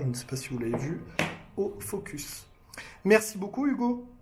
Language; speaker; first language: French; native; French